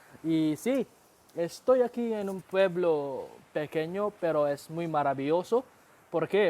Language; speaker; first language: Spanish; non-native, learner; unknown